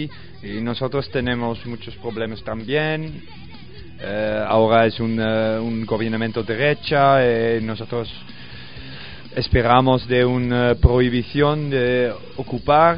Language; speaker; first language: Spanish; non-native, learner; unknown